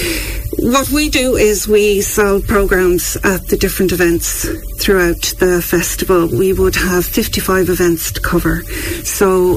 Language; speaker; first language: English; native; English